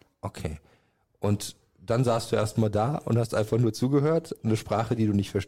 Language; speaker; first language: German; native; German